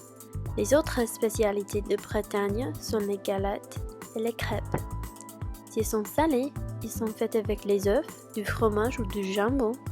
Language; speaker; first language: French; non-native, learner; English